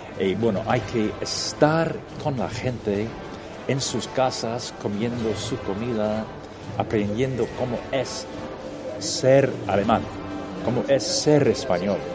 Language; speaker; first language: Spanish; non-native, fluent; English